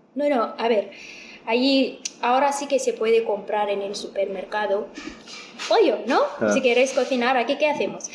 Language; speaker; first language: Spanish; non-native, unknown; Amharic